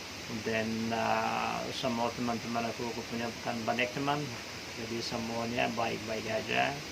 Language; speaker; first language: Indonesian; non-native, fluent; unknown